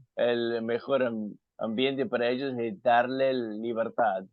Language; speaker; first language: Spanish; non-native, fluent; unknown